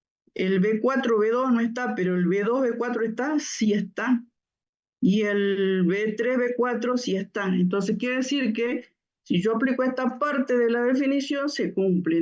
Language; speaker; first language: Spanish; native; Spanish